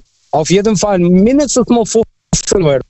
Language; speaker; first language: German; non-native, fluent; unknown